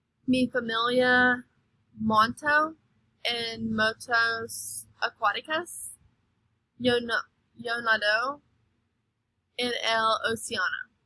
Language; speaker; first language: Spanish; non-native, learner; English